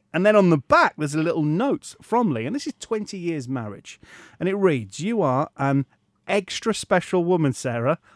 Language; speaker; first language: English; native; English